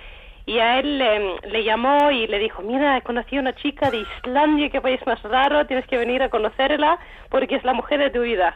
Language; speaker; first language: Spanish; non-native, fluent; Icelandic